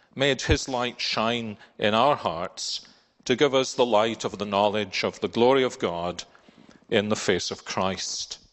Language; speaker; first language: English; native; English